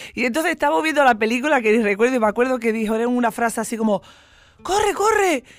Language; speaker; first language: Spanish; native; Spanish